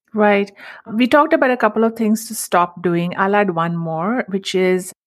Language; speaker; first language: English; non-native, local second language; Hindi